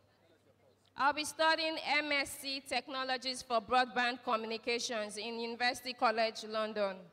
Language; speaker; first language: English; non-native, local second language; Yoruba